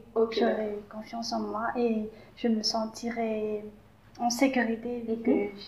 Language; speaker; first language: French; non-native, local second language; Malagasy